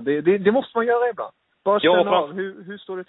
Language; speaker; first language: Swedish; native; Swedish